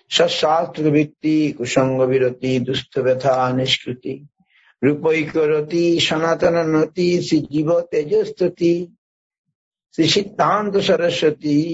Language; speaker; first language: Bangla; native; Bangla